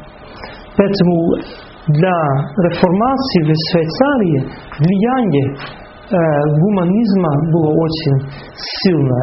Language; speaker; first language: Russian; non-native, fluent; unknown